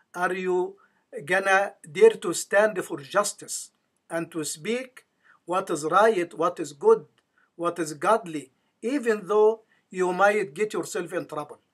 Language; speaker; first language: English; non-native, fluent; Arabic